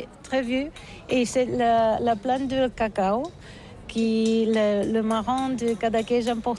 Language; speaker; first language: French; non-native, learner; Catalan